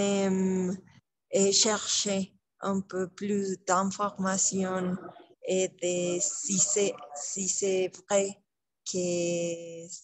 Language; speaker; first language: French; non-native, learner; Spanish